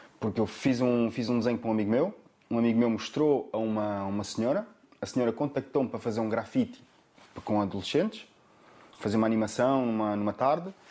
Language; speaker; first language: Portuguese; native; Portuguese